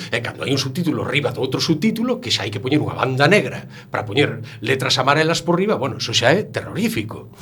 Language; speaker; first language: Galician; native; Galician